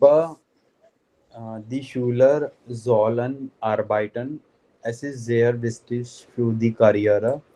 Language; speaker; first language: German; non-native, fluent; Hindi